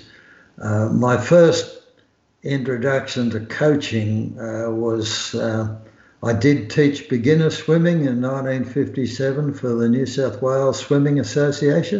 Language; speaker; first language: English; native; English